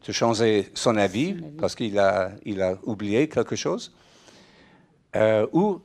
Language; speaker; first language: French; non-native, fluent; English